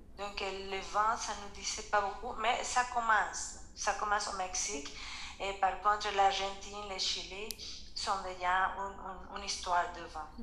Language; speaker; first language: French; non-native, fluent; Spanish